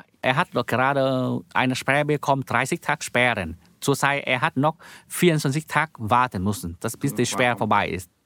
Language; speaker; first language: German; non-native, learner; Vietnamese